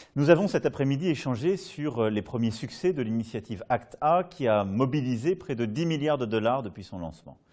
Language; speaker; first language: French; native; French